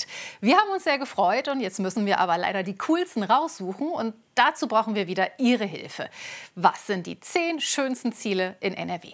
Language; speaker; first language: German; native; German